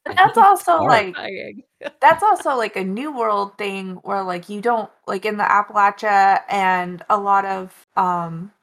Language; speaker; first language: English; native; English